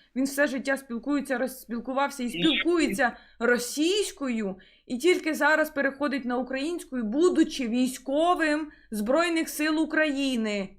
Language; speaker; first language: Ukrainian; native; Ukrainian